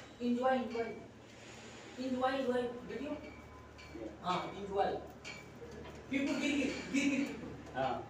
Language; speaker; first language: English; non-native, learner; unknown